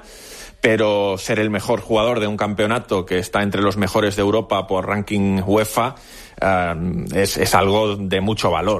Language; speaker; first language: Spanish; native; Spanish